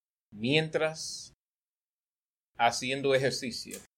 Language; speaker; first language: Spanish; non-native, learner; English